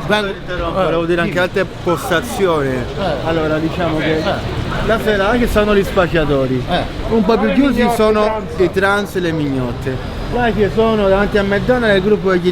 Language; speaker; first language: Italian; native; Italian